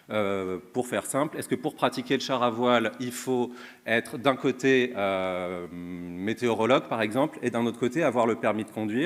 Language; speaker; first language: French; native; French